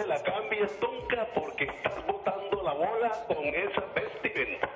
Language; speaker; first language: Spanish; native; Spanish